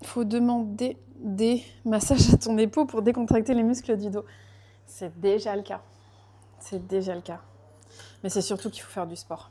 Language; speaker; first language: French; native; French